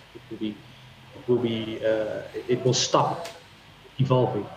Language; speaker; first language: English; non-native, fluent; Dutch